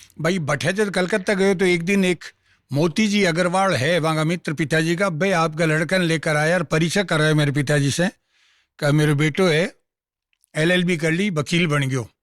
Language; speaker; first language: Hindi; non-native, local second language; Marwari